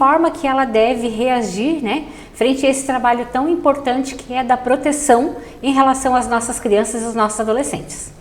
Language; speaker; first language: Portuguese; native; Portuguese